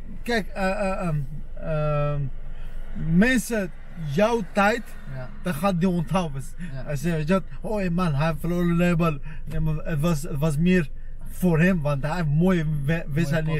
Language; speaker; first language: Dutch; non-native, fluent; Armenian